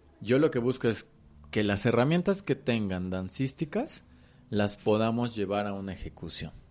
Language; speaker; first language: Spanish; native; Spanish